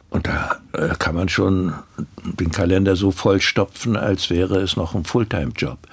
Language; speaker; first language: German; native; German